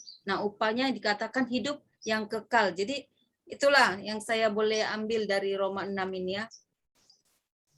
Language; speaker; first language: Indonesian; native; Indonesian